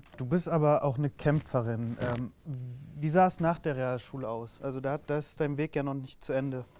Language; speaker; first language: German; early bilingual, other home language; Turkish